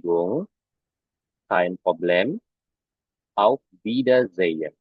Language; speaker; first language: German; non-native, fluent; Indonesian